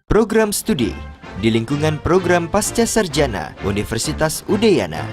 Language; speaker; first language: Indonesian; native; Indonesian